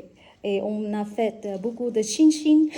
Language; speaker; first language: French; non-native, learner; Vietnamese